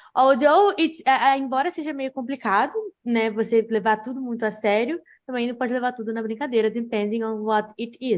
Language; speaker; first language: Portuguese; native; Portuguese